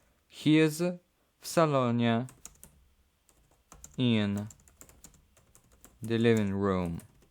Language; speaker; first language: English; non-native, fluent; Polish